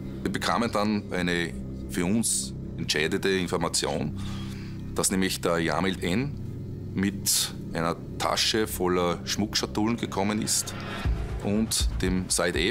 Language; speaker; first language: German; native; German